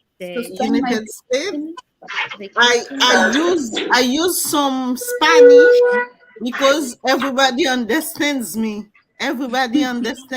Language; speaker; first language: English; non-native, learner; French